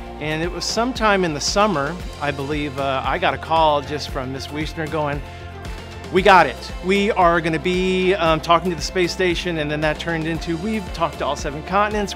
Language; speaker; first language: English; native; English